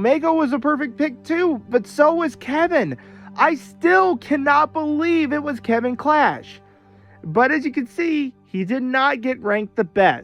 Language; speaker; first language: English; native; English